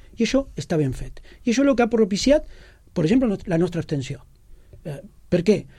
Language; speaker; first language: Catalan; non-native, local second language; Spanish